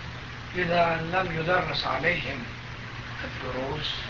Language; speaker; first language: Arabic; non-native, fluent; Turkish